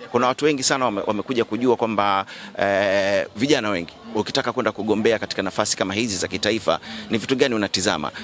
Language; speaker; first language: Swahili; native; Swahili